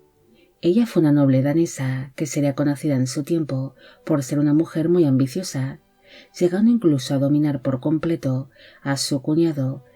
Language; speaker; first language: Spanish; native; Spanish